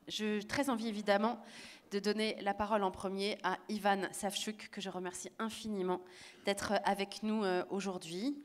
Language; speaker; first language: French; native; French